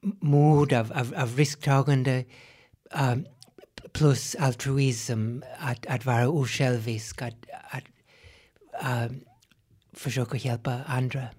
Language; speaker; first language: Swedish; non-native, fluent; English